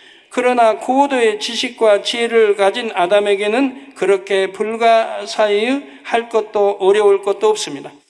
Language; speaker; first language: Korean; native; Korean